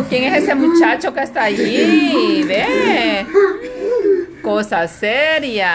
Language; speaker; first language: Spanish; native; Spanish